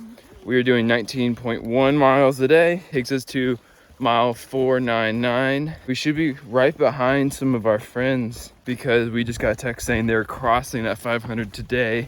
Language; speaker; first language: English; native; English